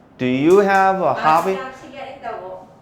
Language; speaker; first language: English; non-native, fluent; Korean